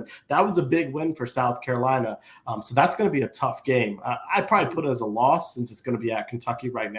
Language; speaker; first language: English; native; English